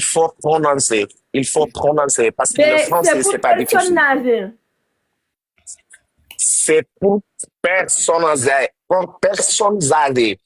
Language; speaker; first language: French; non-native, learner; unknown